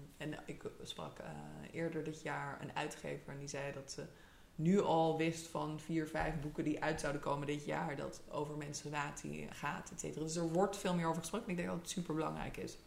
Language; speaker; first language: Dutch; early bilingual, other home language; English